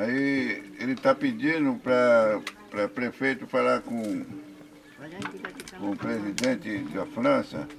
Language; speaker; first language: Portuguese; non-native, local second language; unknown